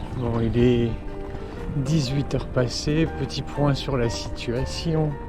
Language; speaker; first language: French; native; French